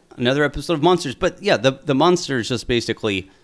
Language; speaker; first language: English; native; English